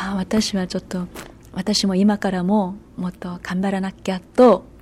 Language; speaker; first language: Japanese; non-native, learner; Korean